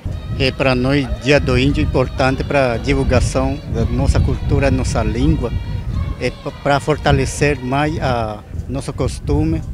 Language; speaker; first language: Portuguese; non-native, local second language; Guarani